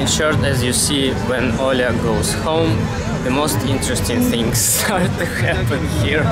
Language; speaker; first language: English; non-native, learner; Russian